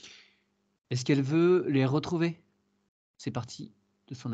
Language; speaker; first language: French; native; French